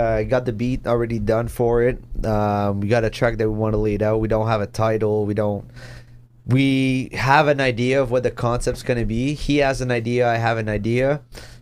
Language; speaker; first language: English; non-native, fluent; French